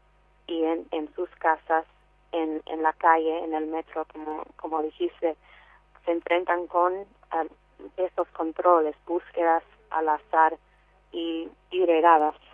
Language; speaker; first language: Spanish; non-native, fluent; English